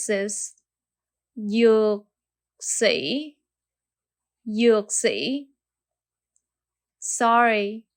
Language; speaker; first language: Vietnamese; early bilingual, heritage; Vietnamese